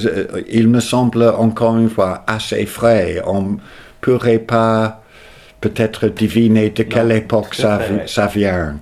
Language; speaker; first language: French; non-native, fluent; English